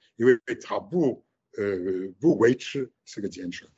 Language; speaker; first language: Chinese; non-native, fluent; French